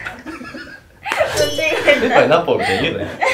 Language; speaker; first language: Japanese; native; Japanese